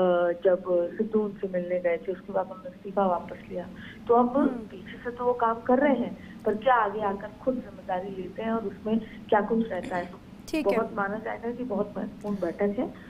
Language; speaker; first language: Hindi; native; Hindi